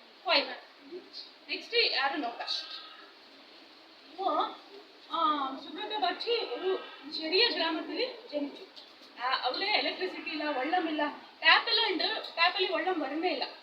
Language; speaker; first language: Malayalam; non-native, learner; Kannada